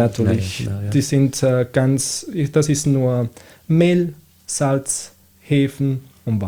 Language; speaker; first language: German; non-native, fluent; Italian